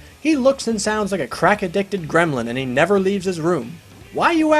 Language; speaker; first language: English; native; English